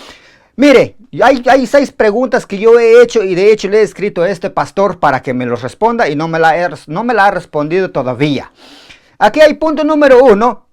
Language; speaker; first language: Spanish; native; Spanish